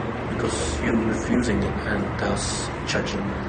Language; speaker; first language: English; non-native, fluent; Czech